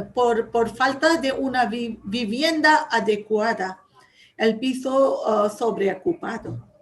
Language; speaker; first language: Spanish; non-native, fluent; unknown